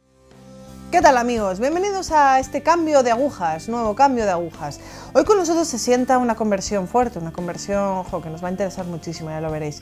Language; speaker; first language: Spanish; native; Spanish